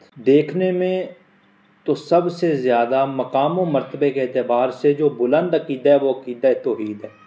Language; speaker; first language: Urdu; non-native, local second language; Punjabi